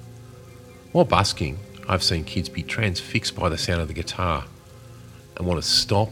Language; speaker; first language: English; native; English